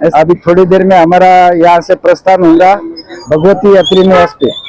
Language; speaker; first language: Hindi; non-native, local second language; Marathi